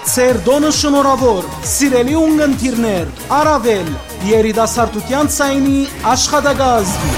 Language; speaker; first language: Armenian; early bilingual, heritage; Armenian